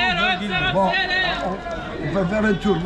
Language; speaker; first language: French; non-native, local second language; Arabic